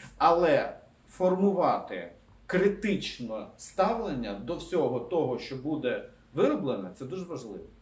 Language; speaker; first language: Ukrainian; non-native, local second language; Russian